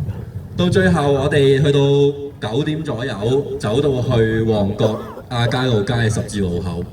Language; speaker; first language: Cantonese; native; Cantonese